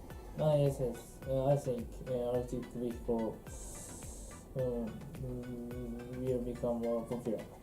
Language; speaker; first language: English; non-native, learner; Japanese